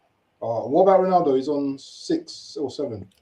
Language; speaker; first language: English; native; English